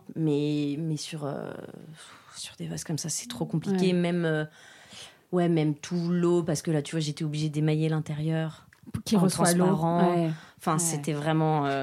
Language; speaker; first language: French; native; French